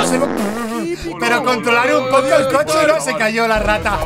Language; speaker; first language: Spanish; native; Spanish